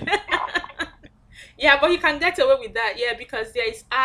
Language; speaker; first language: English; non-native, local second language; Igbo